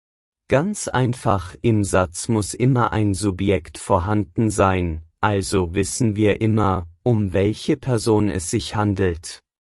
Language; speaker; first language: German; non-native, fluent; Persian